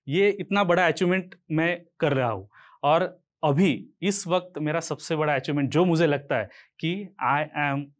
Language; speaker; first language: Hindi; non-native, local second language; Marathi